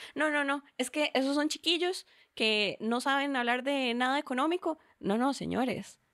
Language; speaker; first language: Spanish; native; Spanish